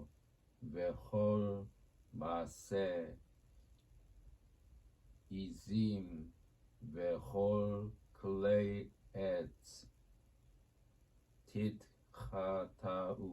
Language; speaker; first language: Hebrew; non-native, learner; Japanese